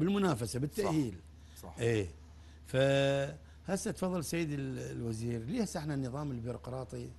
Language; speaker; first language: Arabic; native; Arabic